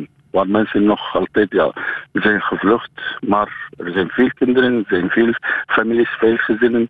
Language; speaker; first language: Dutch; non-native, fluent; Arabic